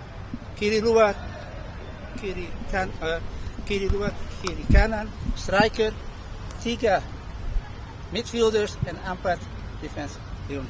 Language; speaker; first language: Indonesian; early bilingual, heritage; Indonesian